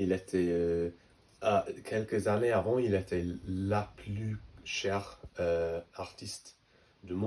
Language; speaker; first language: French; non-native, learner; English